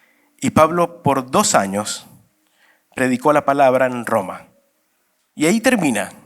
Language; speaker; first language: Spanish; native; Spanish